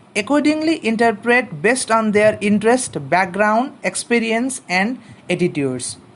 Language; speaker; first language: English; non-native, local second language; Nepali